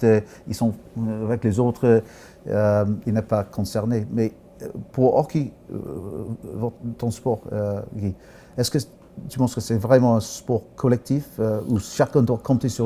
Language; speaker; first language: French; non-native, fluent; English